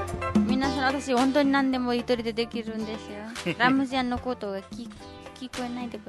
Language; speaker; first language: Japanese; non-native, learner; Nepali